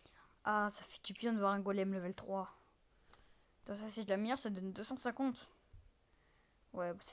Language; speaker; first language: French; native; French